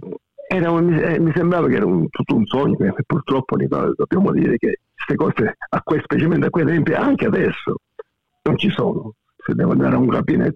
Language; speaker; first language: Italian; native; Italian